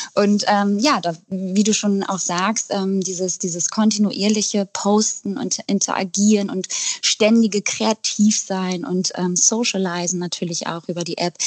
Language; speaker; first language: German; native; German